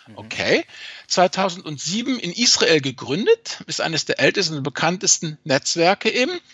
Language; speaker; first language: German; native; German